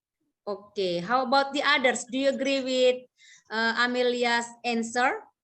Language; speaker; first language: English; non-native, local second language; Indonesian